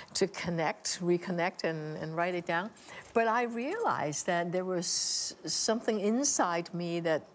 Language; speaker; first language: English; native; English